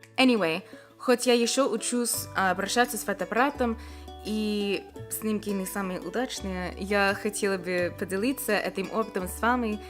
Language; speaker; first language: Russian; non-native, learner; English